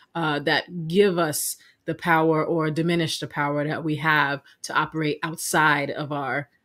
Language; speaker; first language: English; native; English